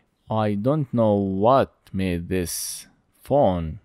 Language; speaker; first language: English; non-native, fluent; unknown